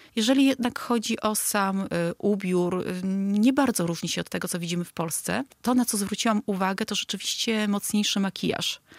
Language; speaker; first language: Polish; native; Polish